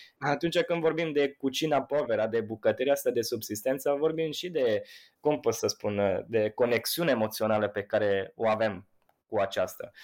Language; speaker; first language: Romanian; non-native, fluent; Italian